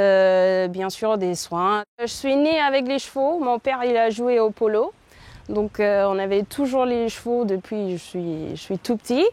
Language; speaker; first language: French; non-native, fluent; English